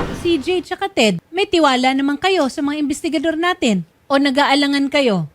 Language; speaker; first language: Filipino; native; Filipino